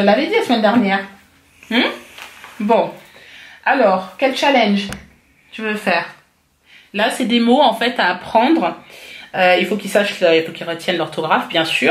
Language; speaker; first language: French; native; French